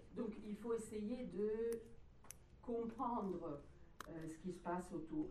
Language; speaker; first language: French; non-native, fluent; Italian